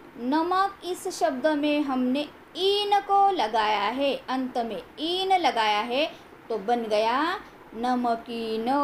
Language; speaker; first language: Hindi; non-native, local second language; Marathi